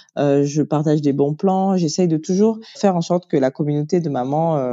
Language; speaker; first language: French; native; French